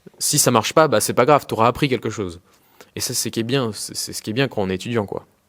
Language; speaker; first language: French; early bilingual, other home language; Spanish